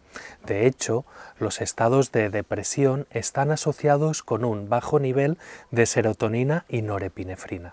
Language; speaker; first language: Spanish; native; Spanish